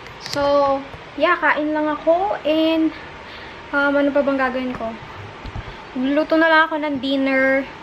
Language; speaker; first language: Filipino; native; Filipino